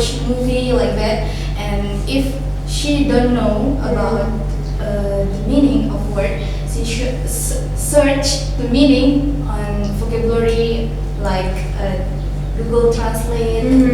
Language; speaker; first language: English; non-native, learner; Indonesian